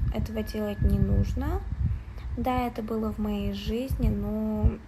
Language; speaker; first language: Russian; non-native, local second language; Kazakh